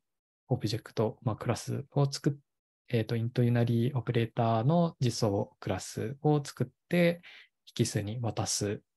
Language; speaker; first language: Japanese; native; Japanese